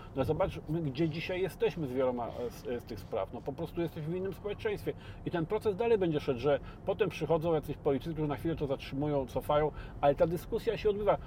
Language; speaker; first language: Polish; native; Polish